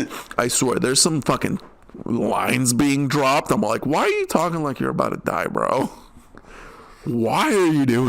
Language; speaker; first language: English; native; English